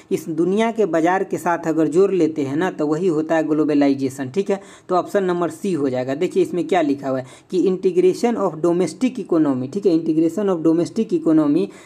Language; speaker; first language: Hindi; native; Hindi